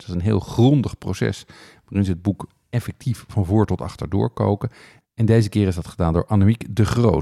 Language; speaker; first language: Dutch; native; Dutch